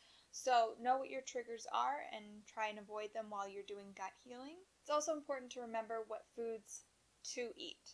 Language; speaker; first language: English; native; English